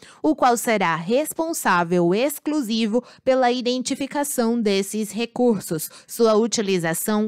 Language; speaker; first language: Portuguese; native; Portuguese